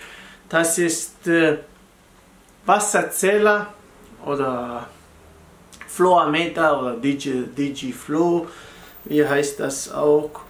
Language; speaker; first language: German; non-native, fluent; Italian